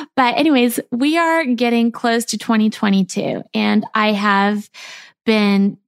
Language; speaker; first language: English; native; English